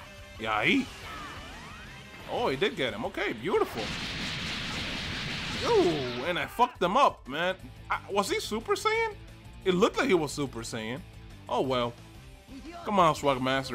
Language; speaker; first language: English; native; English